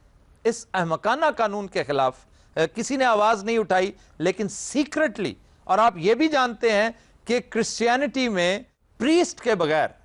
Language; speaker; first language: Urdu; native; Urdu